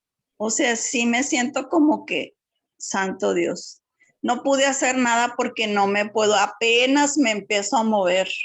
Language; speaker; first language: Spanish; native; Spanish